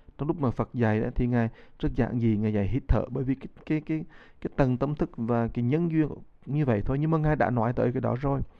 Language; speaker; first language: Vietnamese; native; Vietnamese